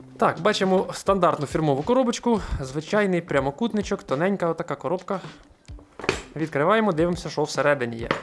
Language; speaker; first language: Ukrainian; non-native, local second language; Russian